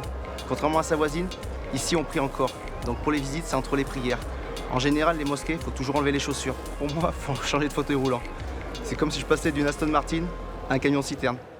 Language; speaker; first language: French; native; French